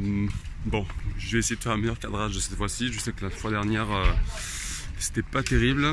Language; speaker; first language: French; native; French